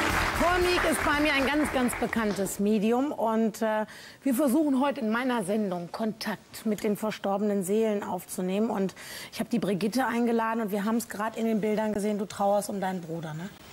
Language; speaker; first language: German; native; German